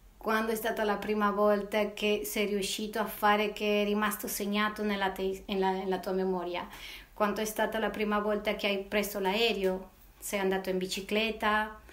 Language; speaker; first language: Italian; non-native, fluent; Spanish